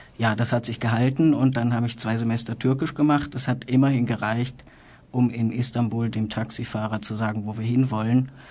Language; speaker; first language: German; native; German